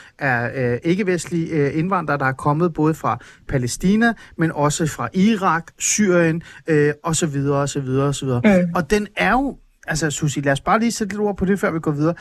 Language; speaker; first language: Danish; early bilingual, other home language; Persian